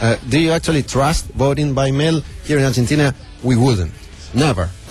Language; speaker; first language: English; non-native, fluent; Spanish